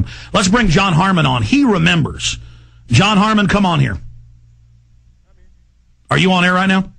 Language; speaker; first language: English; native; English